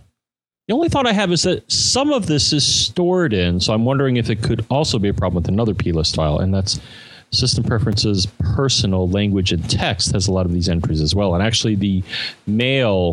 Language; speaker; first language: English; native; English